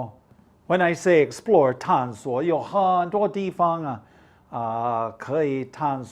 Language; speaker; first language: Chinese; non-native, fluent; English